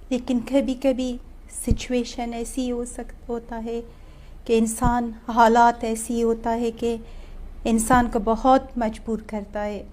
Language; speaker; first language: Hindi; non-native, learner; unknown